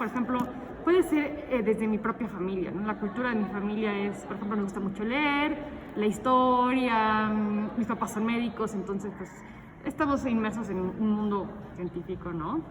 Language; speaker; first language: Spanish; native; Spanish